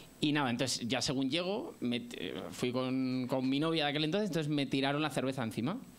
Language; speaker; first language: Spanish; native; Spanish